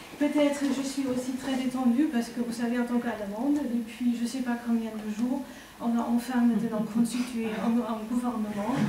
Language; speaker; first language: French; non-native, fluent; German